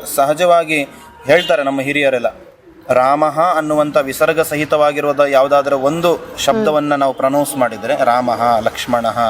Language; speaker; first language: Kannada; native; Kannada